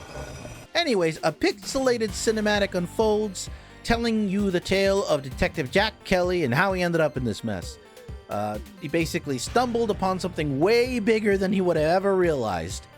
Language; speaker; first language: English; native; English